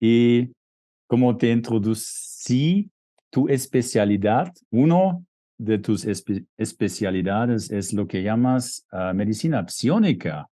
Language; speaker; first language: Spanish; non-native, fluent; German